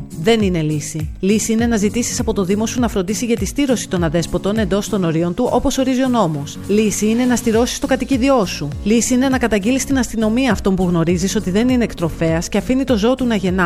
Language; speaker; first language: Greek; native; Greek